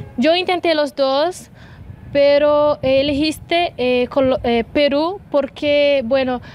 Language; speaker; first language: Spanish; non-native, learner; Portuguese